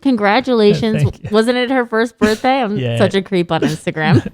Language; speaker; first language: English; native; English